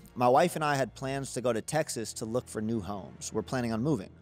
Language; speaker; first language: English; native; English